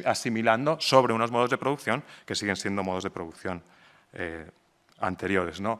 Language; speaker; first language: Spanish; native; Spanish